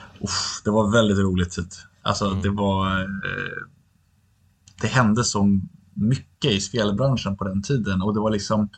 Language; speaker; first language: Swedish; native; Swedish